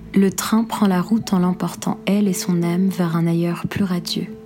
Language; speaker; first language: French; non-native, local second language; Arabic